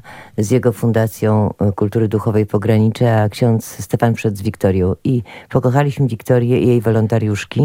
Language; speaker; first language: Polish; native; Polish